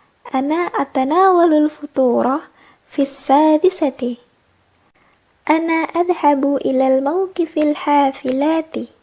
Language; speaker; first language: Arabic; non-native, learner; Indonesian